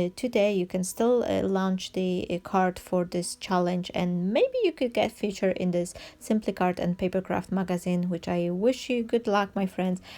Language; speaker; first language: English; non-native, fluent; Polish